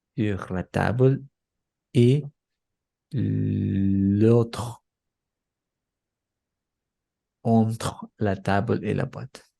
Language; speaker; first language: French; non-native, learner; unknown